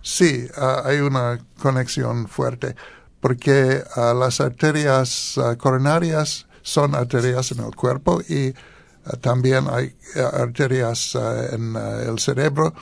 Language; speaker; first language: Spanish; non-native, learner; English